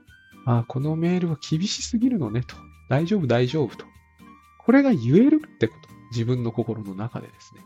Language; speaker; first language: Japanese; native; Japanese